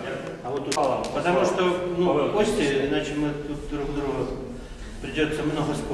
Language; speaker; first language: Russian; native; Russian